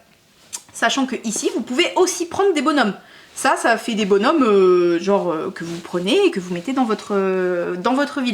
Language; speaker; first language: French; native; French